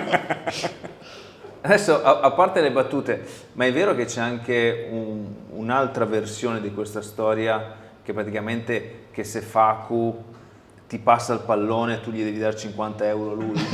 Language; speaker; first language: Italian; native; Italian